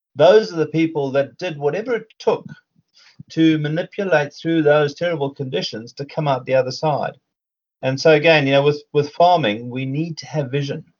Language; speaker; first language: English; native; English